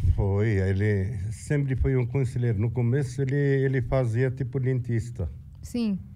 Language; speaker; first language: Portuguese; non-native, fluent; Arabic